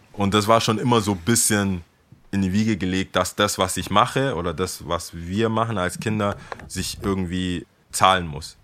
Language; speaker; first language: German; early bilingual, other home language; Akan